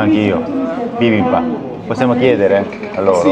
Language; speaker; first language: Italian; non-native, learner; Korean